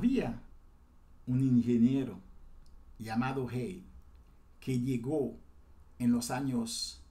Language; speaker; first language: Spanish; non-native, fluent; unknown